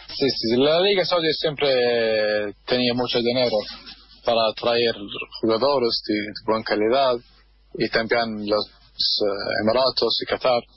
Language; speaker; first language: Spanish; non-native, learner; Arabic